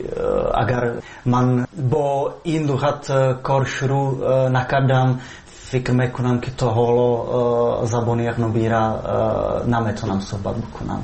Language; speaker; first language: Persian; non-native, fluent; Czech